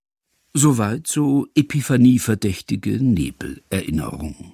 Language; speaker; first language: German; native; German